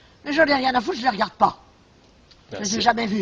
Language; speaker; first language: French; native; French